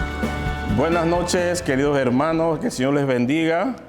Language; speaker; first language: Spanish; native; Spanish